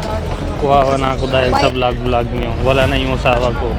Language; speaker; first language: Filipino; non-native, learner; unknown